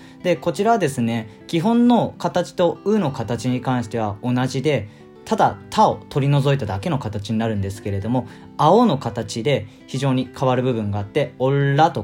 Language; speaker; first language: Japanese; native; Japanese